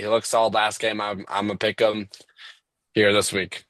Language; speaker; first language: English; native; English